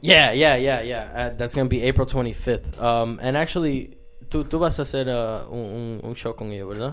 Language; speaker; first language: Spanish; early bilingual, heritage; Spanish